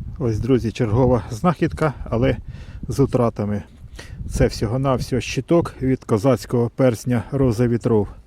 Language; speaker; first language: Ukrainian; non-native, local second language; Russian